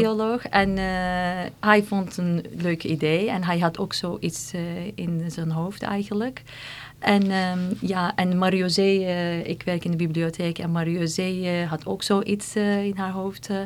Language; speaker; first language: Dutch; non-native, fluent; Turkish